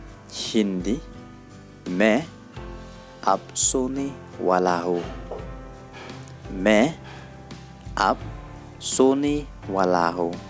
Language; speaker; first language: Hindi; non-native, learner; Khasi